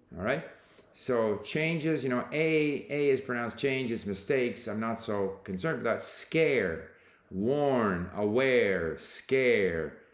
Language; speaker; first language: English; native; English